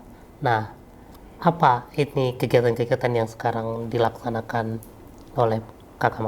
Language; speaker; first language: Malay; native; Malay